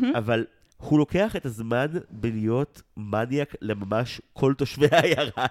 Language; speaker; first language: Hebrew; native; Hebrew